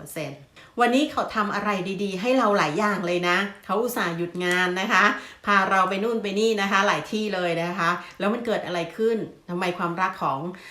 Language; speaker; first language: Thai; native; Thai